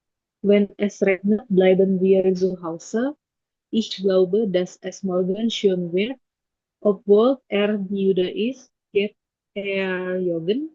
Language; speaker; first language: German; non-native, learner; Indonesian